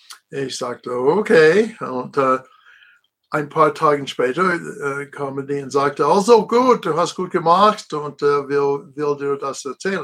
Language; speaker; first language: German; non-native, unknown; English